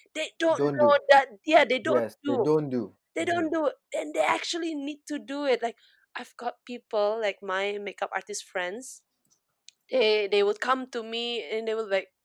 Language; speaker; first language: English; non-native, fluent; Indonesian